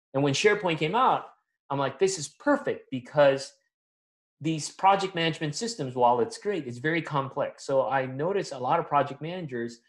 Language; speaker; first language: English; non-native, local second language; Filipino